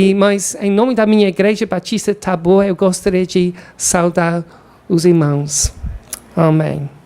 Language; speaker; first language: Portuguese; non-native, fluent; English